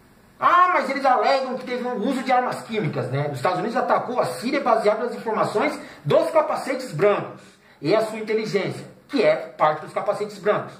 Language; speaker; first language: Portuguese; native; Portuguese